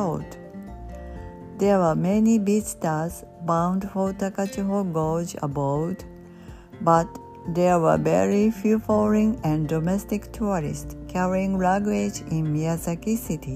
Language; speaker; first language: English; non-native, fluent; Japanese